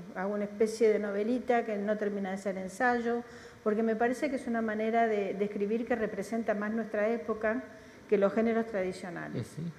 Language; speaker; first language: Spanish; native; Spanish